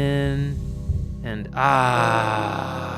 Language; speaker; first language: English; native; English